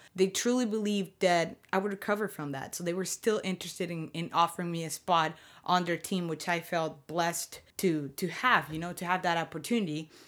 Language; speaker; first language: English; non-native, fluent; Spanish